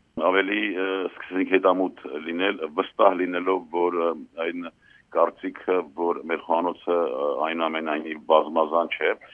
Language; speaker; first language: Armenian; native; Armenian